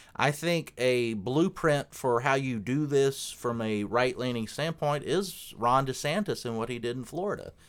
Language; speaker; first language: English; native; English